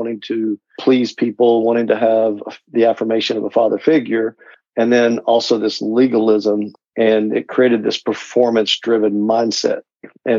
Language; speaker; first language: English; native; English